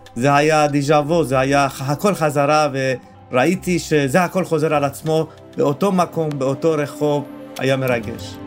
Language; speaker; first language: Hebrew; non-native, fluent; Persian